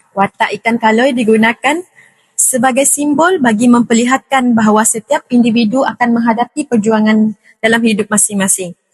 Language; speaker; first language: Malay; native; Malay